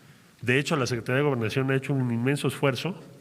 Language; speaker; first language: Spanish; native; Spanish